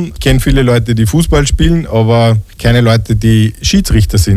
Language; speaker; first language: German; native; German